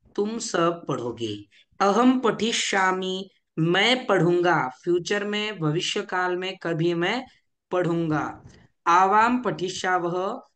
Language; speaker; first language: Hindi; non-native, local second language; Marathi